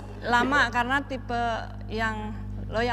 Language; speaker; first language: Indonesian; native; Indonesian